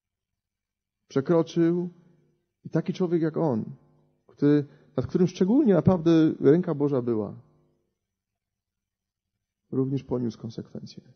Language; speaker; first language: Polish; native; Polish